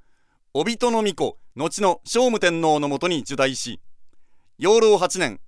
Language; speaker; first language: Japanese; native; Japanese